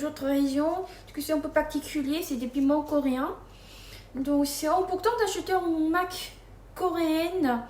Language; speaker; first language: French; non-native, fluent; Korean